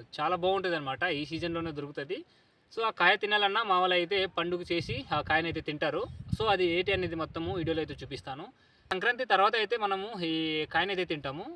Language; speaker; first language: Telugu; native; Telugu